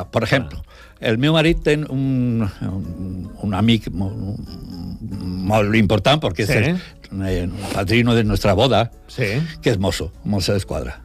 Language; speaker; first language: Catalan; non-native, learner; Spanish